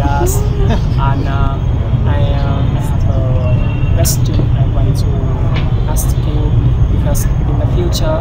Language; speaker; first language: English; non-native, learner; Vietnamese